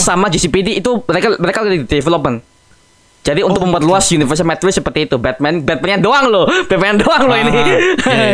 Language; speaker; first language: Indonesian; native; Indonesian